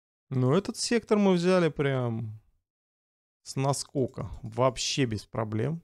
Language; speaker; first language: Russian; native; Russian